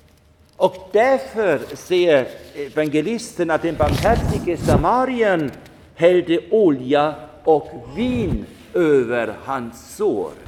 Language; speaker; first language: Swedish; non-native, fluent; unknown